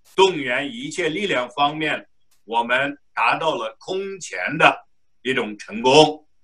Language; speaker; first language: Chinese; non-native, local second language; Uyghur